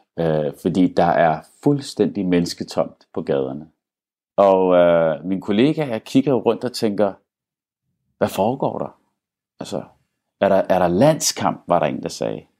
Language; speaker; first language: Danish; early bilingual, other home language; Arabic